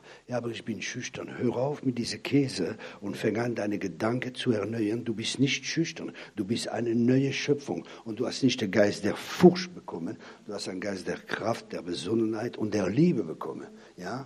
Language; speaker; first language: German; non-native, fluent; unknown